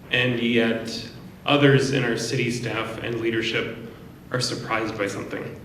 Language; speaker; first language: English; native; English